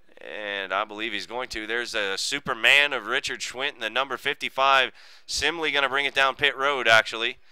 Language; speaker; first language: English; native; English